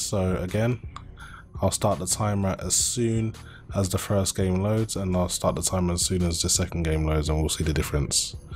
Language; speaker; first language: English; native; English